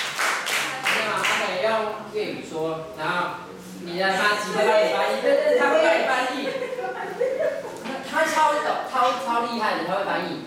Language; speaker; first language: Chinese; native; Chinese